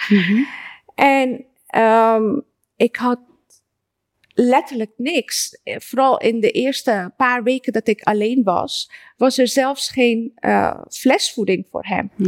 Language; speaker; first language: Dutch; early bilingual, other home language; Persian